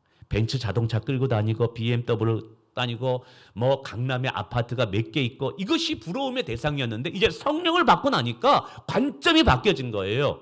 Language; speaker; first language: Korean; native; Korean